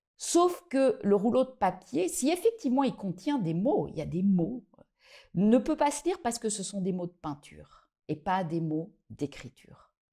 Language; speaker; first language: French; native; French